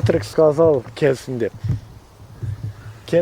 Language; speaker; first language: Kazakh; non-native, learner; English